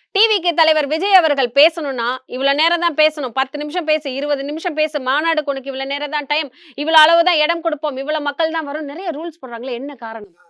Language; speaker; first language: Tamil; native; Tamil